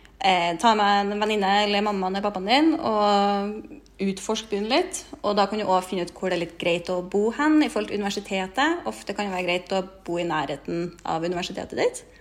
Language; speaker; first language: Norwegian; native; Norwegian